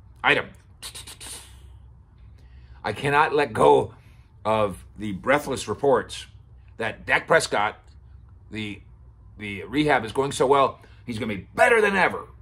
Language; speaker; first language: English; native; English